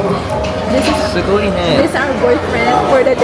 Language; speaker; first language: English; non-native, local second language; Filipino